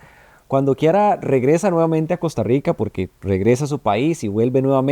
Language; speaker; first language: Spanish; native; Spanish